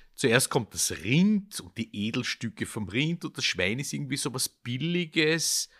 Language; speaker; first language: German; native; German